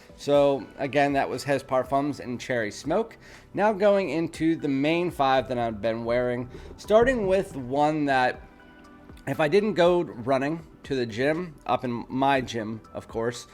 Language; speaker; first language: English; native; English